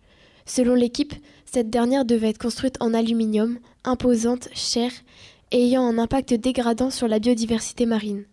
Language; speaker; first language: French; native; French